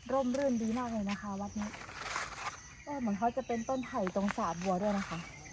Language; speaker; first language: Thai; non-native, local second language; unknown